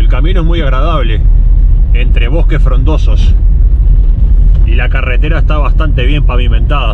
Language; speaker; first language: Spanish; native; Spanish